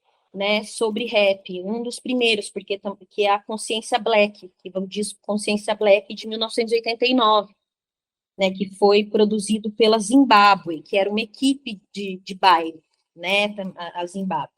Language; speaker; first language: Portuguese; native; Portuguese